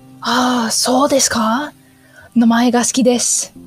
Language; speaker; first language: Japanese; non-native, learner; English